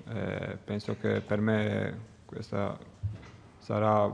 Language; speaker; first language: Italian; non-native, learner; Croatian